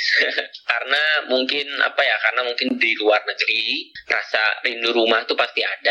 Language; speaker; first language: Indonesian; native; Indonesian